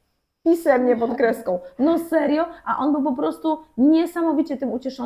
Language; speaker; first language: Polish; native; Polish